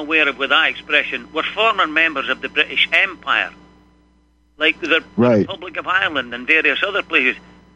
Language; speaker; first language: English; native; English